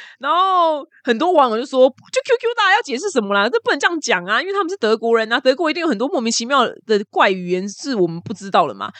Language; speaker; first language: Chinese; native; Chinese